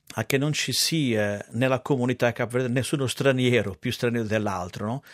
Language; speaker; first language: Italian; non-native, fluent; Portuguese